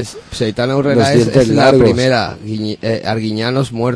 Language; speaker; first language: Spanish; native; Spanish